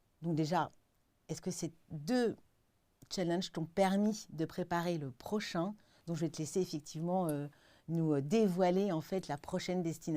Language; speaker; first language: French; native; French